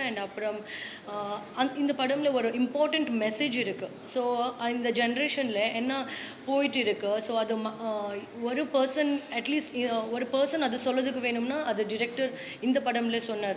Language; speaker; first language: Tamil; non-native, learner; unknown